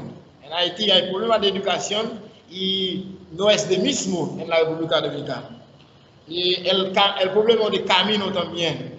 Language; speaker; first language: Spanish; non-native, learner; Haitian Creole